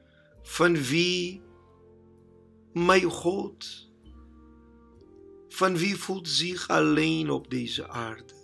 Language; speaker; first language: Dutch; non-native, learner; Portuguese